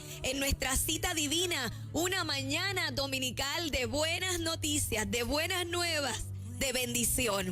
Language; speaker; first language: Spanish; native; Spanish